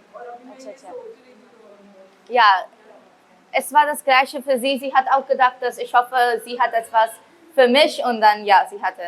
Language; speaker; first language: German; early bilingual, heritage; Urdu